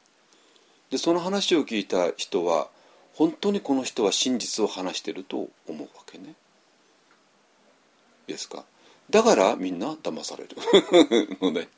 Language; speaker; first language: Japanese; native; Japanese